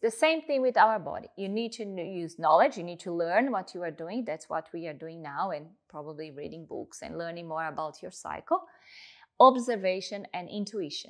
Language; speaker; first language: English; non-native, fluent; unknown